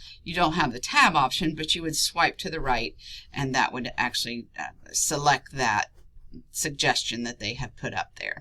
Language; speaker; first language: English; native; English